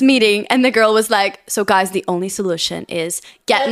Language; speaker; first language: English; non-native, fluent; Portuguese